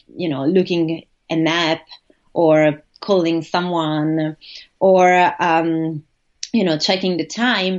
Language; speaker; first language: English; non-native, fluent; Italian